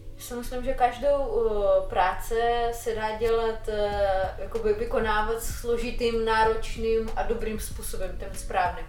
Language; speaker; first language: Czech; non-native, fluent; Russian